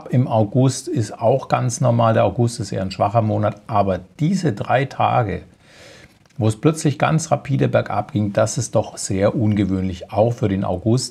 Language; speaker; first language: German; native; German